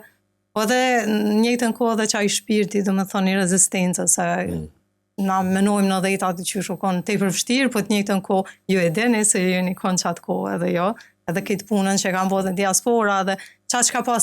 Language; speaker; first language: Albanian; native; Albanian